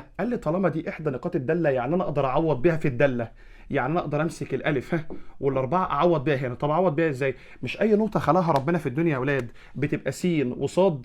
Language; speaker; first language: Arabic; native; Arabic